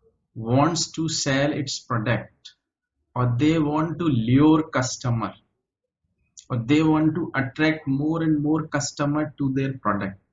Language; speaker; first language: English; native; English